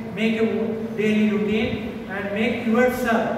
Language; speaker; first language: English; non-native, local second language; Bangla